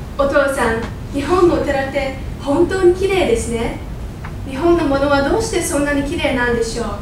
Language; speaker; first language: Japanese; non-native, fluent; English